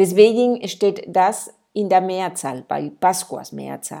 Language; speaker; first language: German; non-native, fluent; Spanish